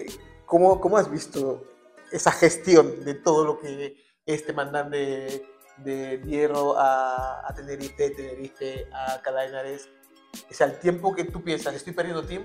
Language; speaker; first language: Spanish; native; Spanish